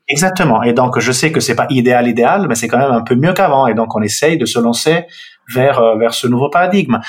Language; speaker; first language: French; non-native, fluent; Italian